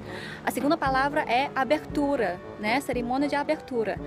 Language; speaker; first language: Portuguese; non-native, fluent; Chinese